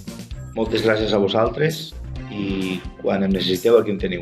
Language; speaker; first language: Catalan; native; Catalan